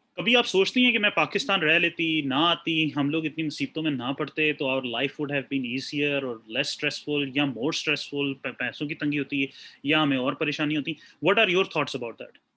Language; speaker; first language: Urdu; native; Urdu